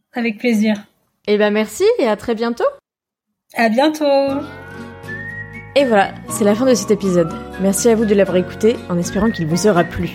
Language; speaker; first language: French; native; French